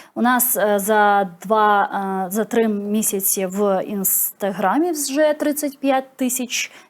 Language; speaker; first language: Ukrainian; non-native, local second language; Crimean Tatar